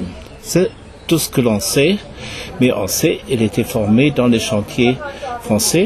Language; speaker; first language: French; non-native, fluent; German